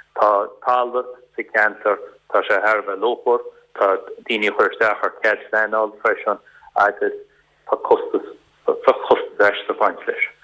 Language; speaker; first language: Irish; native; Irish